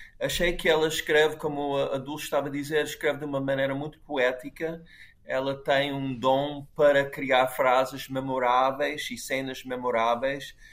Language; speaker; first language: Portuguese; non-native, fluent; English